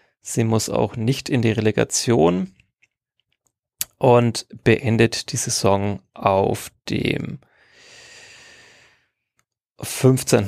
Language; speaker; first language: German; native; German